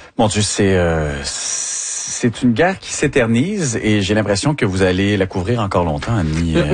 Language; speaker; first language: French; native; French